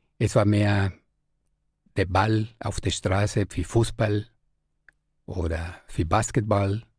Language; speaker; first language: German; non-native, fluent; Spanish